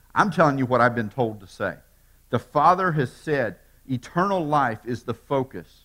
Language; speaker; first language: English; native; English